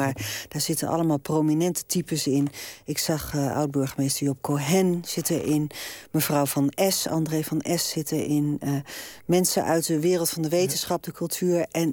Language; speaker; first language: Dutch; native; Dutch